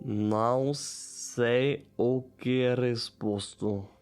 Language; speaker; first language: Portuguese; non-native, learner; Italian